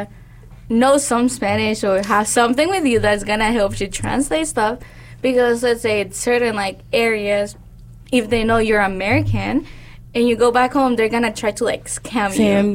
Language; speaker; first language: English; non-native, fluent; Spanish